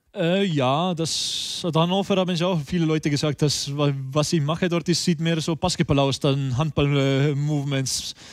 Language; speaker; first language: German; non-native, fluent; Estonian